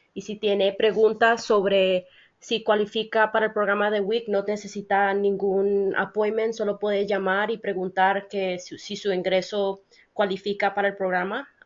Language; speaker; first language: Spanish; early bilingual, heritage; Spanish